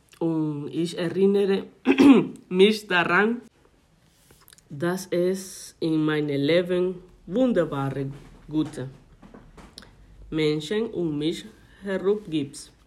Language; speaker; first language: German; non-native, learner; Spanish